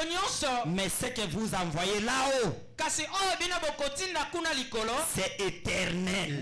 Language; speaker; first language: French; non-native, local second language; Lingala